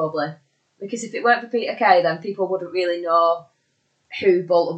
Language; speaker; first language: English; native; English